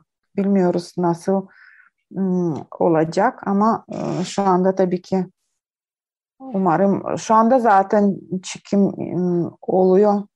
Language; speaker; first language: Turkish; non-native, learner; Ukrainian